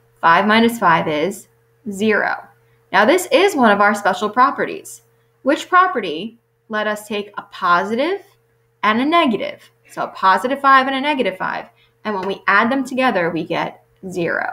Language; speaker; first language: English; native; English